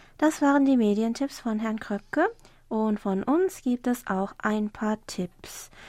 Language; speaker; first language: German; non-native, fluent; Korean